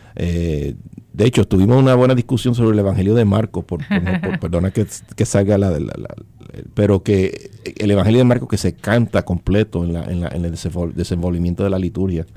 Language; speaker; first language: Spanish; early bilingual, heritage; Spanish